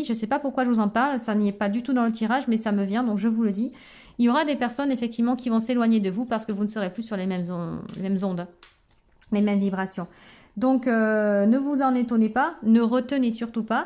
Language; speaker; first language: French; native; French